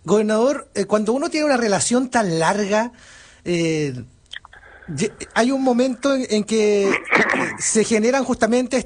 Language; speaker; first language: Spanish; native; Spanish